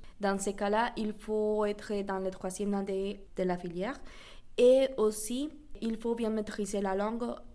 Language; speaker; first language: French; non-native, fluent; Spanish